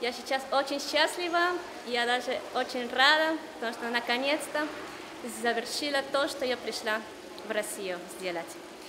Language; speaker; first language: Russian; non-native, fluent; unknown